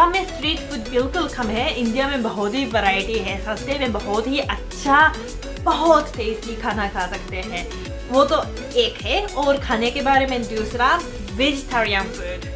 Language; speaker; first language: Hindi; non-native, fluent; Japanese